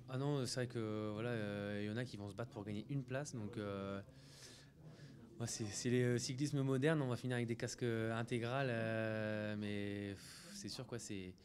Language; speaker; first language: French; native; French